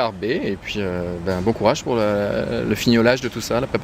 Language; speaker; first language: French; native; French